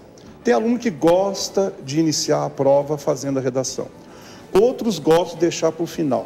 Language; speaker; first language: Portuguese; native; Portuguese